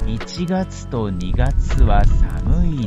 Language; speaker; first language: Japanese; non-native, learner; English